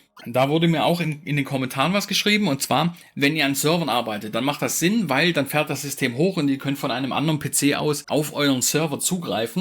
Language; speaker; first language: German; native; German